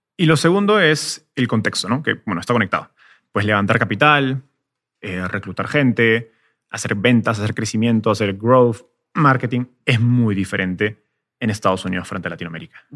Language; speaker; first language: Spanish; native; Spanish